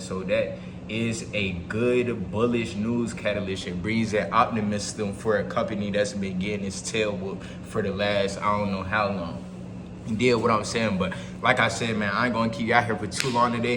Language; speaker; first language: English; native; English